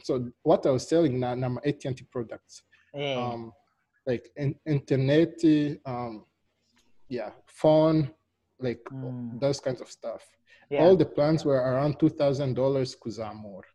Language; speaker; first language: English; non-native, local second language; Kinyarwanda